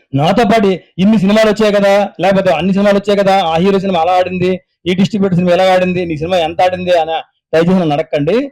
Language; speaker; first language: Telugu; native; Telugu